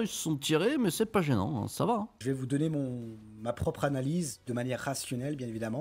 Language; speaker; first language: French; native; French